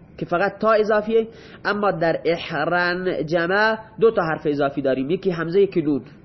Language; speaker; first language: Persian; non-native, local second language; Baluchi